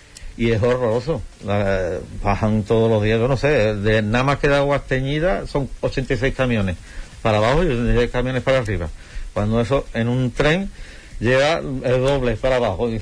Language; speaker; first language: Spanish; native; Spanish